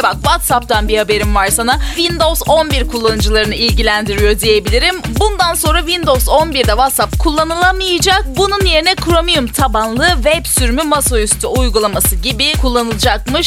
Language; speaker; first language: Turkish; native; Turkish